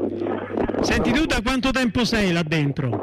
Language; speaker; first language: Italian; native; Italian